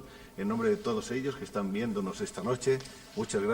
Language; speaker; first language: Spanish; native; Spanish